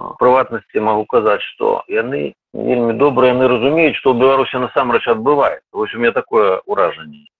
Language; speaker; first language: Belarusian; non-native, local second language; Russian